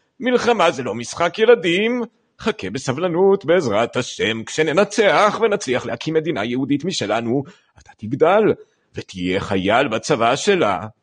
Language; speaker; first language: Hebrew; native; Hebrew